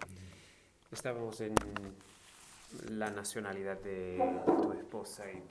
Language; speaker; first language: Spanish; non-native, fluent; English